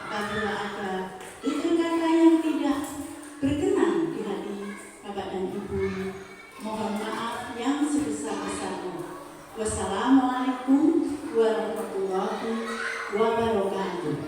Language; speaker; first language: Indonesian; non-native, local second language; Javanese